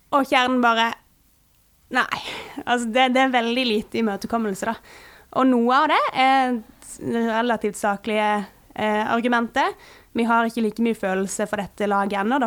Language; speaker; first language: Norwegian; native; Norwegian